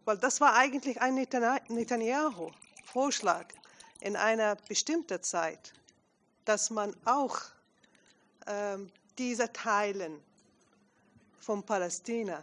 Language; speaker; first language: German; non-native, fluent; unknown